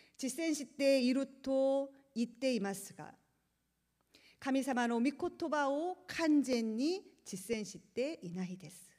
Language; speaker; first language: Japanese; non-native, learner; Korean